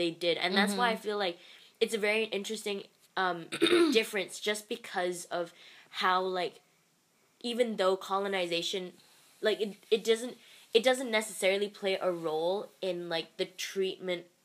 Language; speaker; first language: English; non-native, local second language; Cantonese